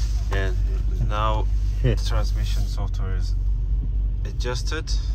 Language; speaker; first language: English; non-native, fluent; Georgian